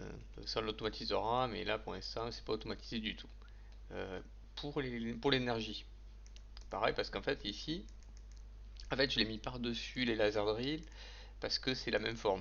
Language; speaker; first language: French; native; French